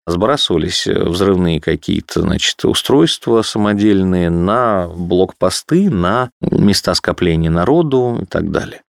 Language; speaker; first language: Russian; native; Russian